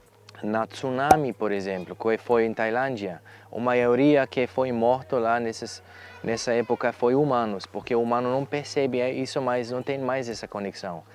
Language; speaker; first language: Portuguese; non-native, fluent; German